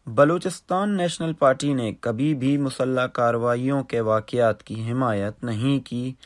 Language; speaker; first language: Urdu; non-native, local second language; Baluchi